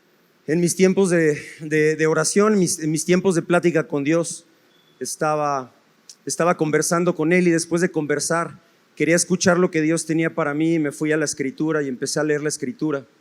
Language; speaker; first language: Spanish; native; Spanish